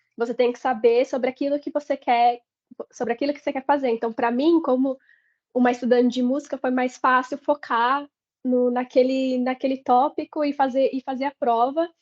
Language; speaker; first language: Portuguese; native; Portuguese